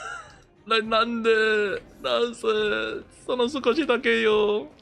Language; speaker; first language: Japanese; non-native, learner; English